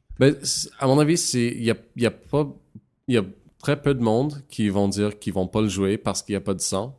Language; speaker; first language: French; non-native, local second language; English